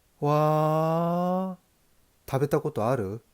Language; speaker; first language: Japanese; non-native, learner; Korean